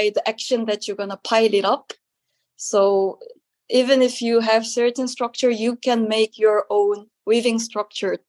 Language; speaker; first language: English; non-native, fluent; Korean